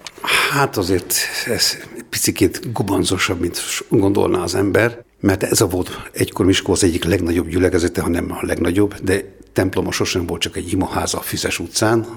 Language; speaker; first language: Hungarian; native; Hungarian